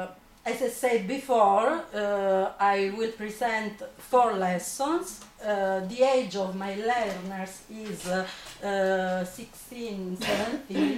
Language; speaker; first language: English; non-native, fluent; Italian